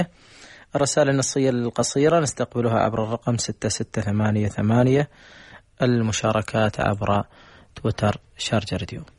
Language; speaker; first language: Arabic; native; Arabic